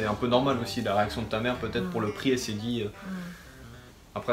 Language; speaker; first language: French; native; French